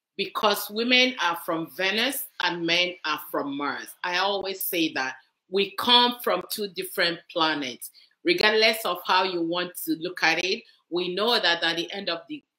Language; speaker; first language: English; non-native, local second language; Igbo